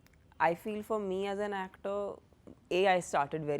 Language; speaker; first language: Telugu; non-native, fluent; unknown